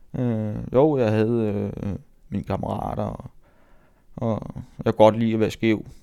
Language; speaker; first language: Danish; native; Danish